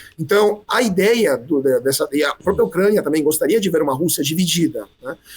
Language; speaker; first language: Portuguese; non-native, fluent; Italian